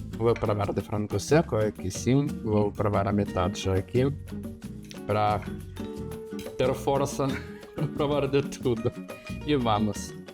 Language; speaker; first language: Portuguese; non-native, fluent; Russian